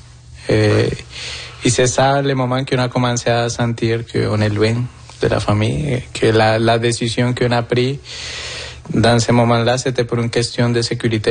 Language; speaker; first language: French; non-native, fluent; Spanish